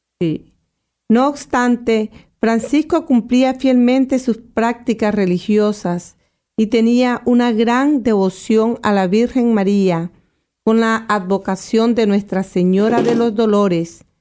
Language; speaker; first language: Spanish; native; Spanish